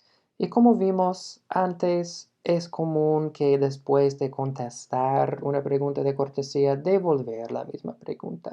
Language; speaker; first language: Spanish; non-native, fluent; English